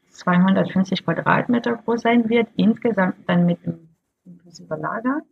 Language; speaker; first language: German; non-native, fluent; French